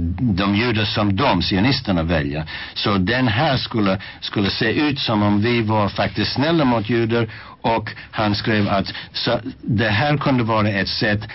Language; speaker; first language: Swedish; non-native, fluent; English